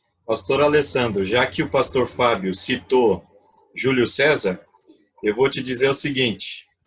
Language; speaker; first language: Portuguese; native; Portuguese